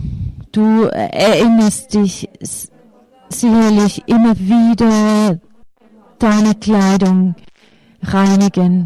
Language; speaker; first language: German; non-native, fluent; Finnish